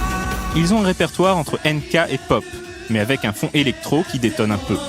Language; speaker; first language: French; native; French